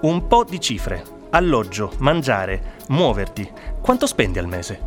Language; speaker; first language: Italian; native; Italian